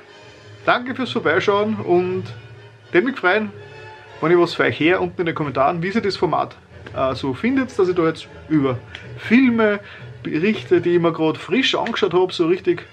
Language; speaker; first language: German; native; German